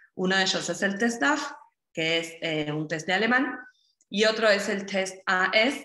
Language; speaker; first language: Spanish; native; Spanish